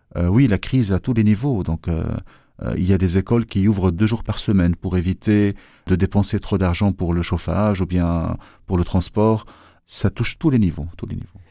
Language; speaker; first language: French; non-native, local second language; Arabic